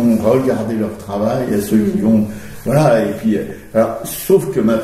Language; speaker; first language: French; native; French